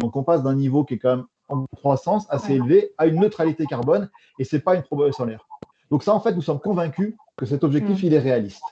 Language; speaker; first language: French; native; French